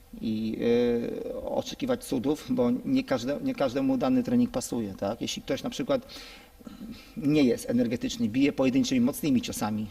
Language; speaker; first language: Polish; native; Polish